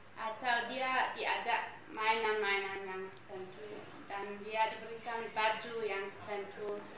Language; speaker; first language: Indonesian; non-native, fluent; German